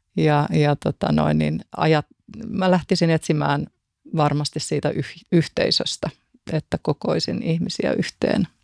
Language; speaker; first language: Finnish; native; Finnish